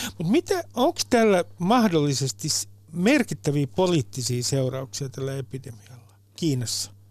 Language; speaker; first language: Finnish; native; Finnish